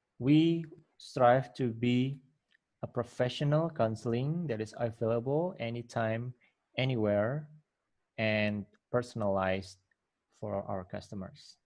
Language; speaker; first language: English; non-native, fluent; Indonesian